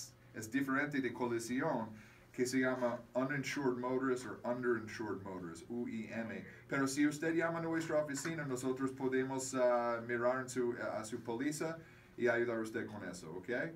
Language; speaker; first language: Spanish; non-native, learner; English